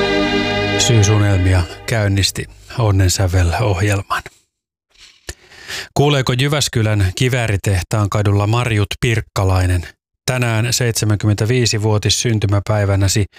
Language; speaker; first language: Finnish; native; Finnish